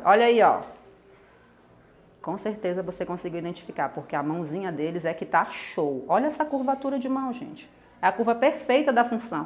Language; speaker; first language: Portuguese; native; Portuguese